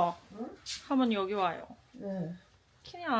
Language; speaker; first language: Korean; non-native, learner; Urdu